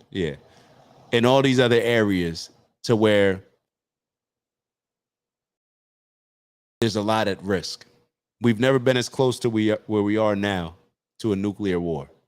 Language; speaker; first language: English; native; English